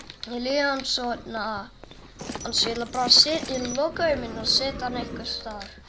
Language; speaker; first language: Icelandic; non-native, learner; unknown